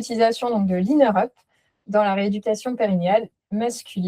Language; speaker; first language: French; native; French